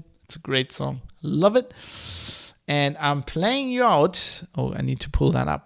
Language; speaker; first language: English; non-native, fluent; German